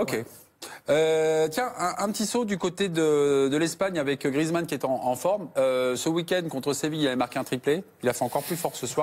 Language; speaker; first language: French; native; French